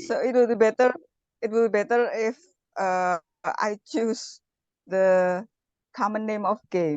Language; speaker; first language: English; non-native, learner; Indonesian